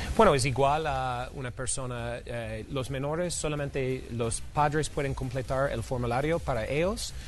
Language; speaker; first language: Spanish; non-native, fluent; English